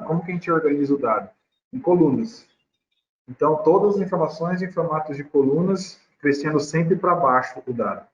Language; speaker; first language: Portuguese; native; Portuguese